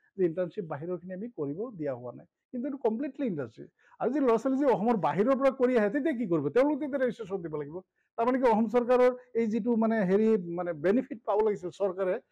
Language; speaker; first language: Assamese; native; Assamese